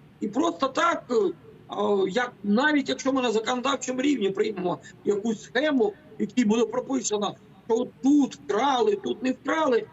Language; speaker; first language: Ukrainian; native; Ukrainian